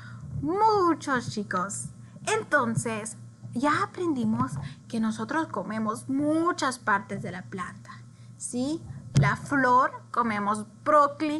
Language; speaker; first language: Spanish; early bilingual, heritage; English